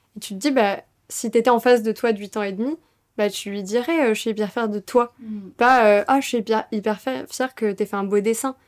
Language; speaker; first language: French; native; French